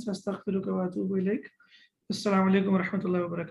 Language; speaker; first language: Arabic; non-native, fluent; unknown